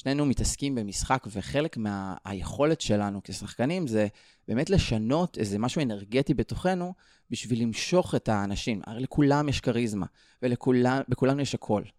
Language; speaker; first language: Hebrew; native; Hebrew